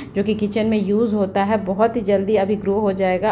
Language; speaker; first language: Hindi; native; Hindi